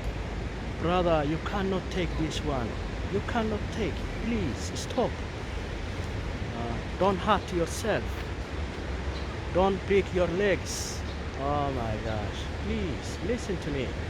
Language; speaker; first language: English; non-native, fluent; Somali